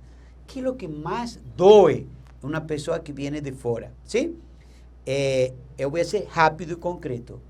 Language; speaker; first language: Portuguese; non-native, learner; Spanish